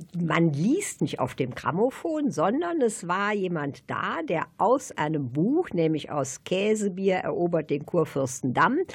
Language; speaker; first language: German; native; German